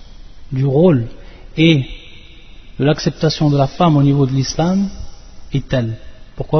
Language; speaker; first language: French; native; French